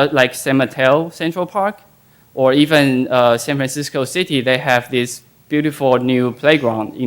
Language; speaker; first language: English; non-native, fluent; Chinese